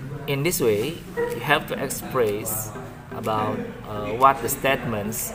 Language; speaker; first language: English; non-native, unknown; Indonesian